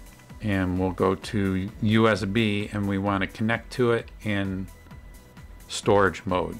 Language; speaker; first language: English; native; English